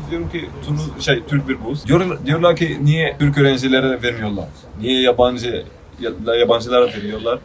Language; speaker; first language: Turkish; non-native, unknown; Arabic